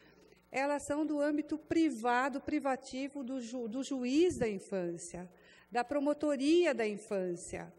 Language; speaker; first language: Portuguese; native; Portuguese